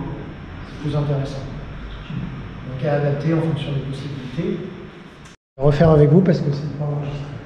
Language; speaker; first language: French; native; French